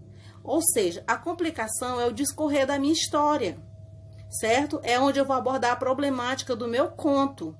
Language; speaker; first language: Portuguese; native; Portuguese